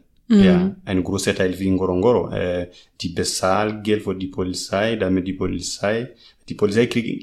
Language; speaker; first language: German; non-native, fluent; Masai